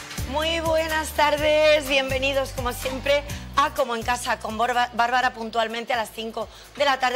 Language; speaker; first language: Spanish; native; Spanish